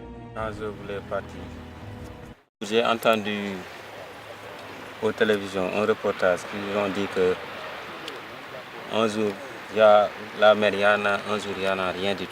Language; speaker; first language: French; non-native, local second language; Wolof